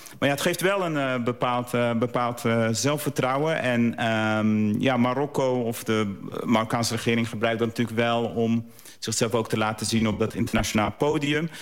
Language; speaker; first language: Dutch; early bilingual, other home language; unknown